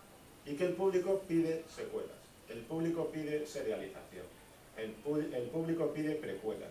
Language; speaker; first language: Spanish; native; Spanish